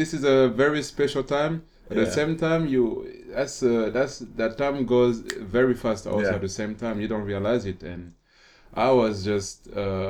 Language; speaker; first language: English; non-native, fluent; French